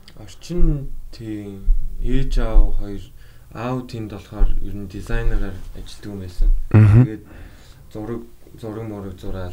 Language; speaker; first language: Mongolian; native; Mongolian